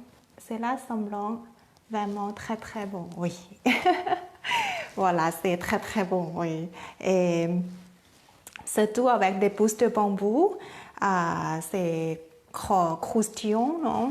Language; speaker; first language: French; non-native, learner; Thai